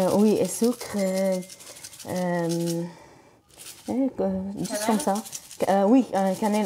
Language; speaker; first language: French; non-native, learner; Arabic